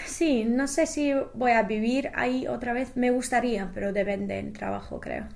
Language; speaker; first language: Spanish; non-native, fluent; English